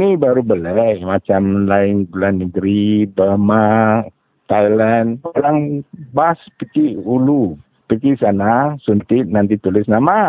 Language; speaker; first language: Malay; non-native, local second language; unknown